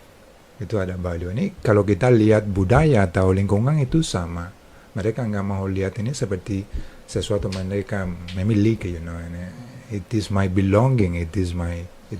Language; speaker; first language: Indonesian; non-native, fluent; Spanish